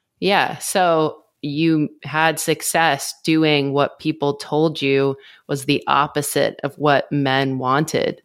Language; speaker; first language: English; native; English